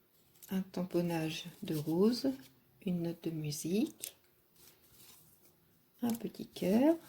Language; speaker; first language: French; native; French